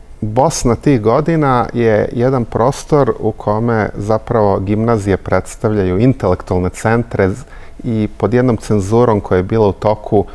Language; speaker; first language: Serbian; native; Serbian